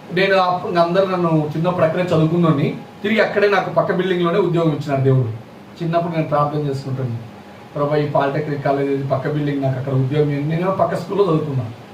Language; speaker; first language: Telugu; non-native, local second language; Lambadi